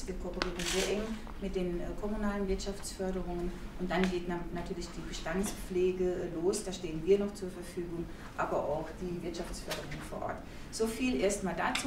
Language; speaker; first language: German; native; German